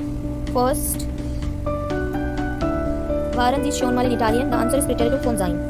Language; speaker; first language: German; non-native, fluent; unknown